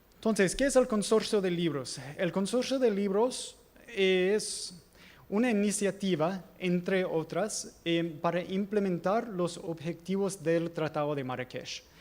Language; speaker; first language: Spanish; non-native, fluent; English